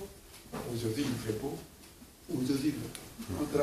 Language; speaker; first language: French; non-native, learner; Japanese